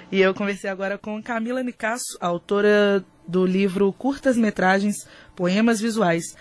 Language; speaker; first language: Portuguese; native; Portuguese